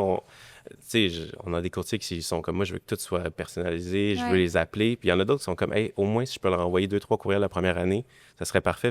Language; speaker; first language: French; native; French